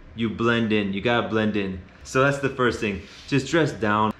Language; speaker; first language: English; native; English